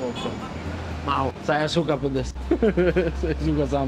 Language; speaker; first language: Indonesian; non-native, learner; Italian